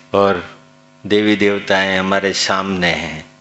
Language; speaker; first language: Hindi; non-native, local second language; Gujarati